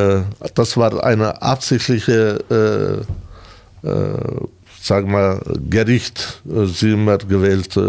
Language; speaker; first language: German; non-native, learner; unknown